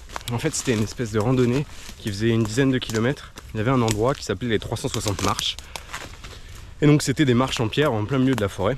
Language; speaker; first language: French; native; French